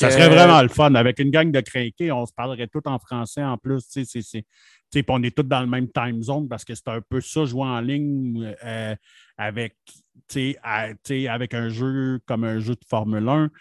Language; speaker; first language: French; native; French